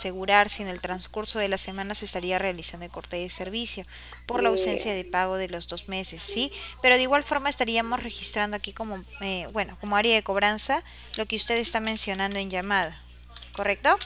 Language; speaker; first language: Spanish; native; Spanish